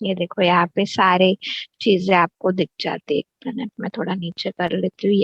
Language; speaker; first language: Hindi; native; Hindi